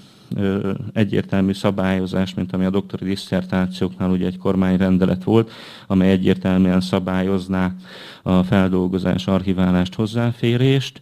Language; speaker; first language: Hungarian; native; Hungarian